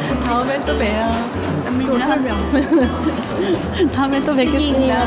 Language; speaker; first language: Korean; native; Korean